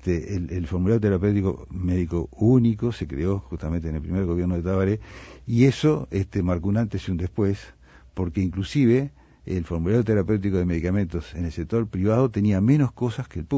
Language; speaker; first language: Spanish; native; Spanish